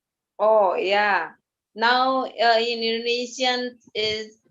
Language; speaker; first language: English; non-native, fluent; Indonesian